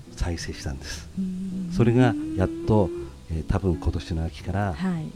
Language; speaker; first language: Japanese; native; Japanese